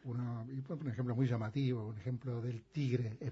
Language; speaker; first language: Spanish; native; Spanish